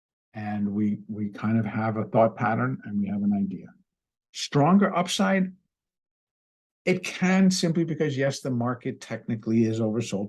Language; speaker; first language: English; native; English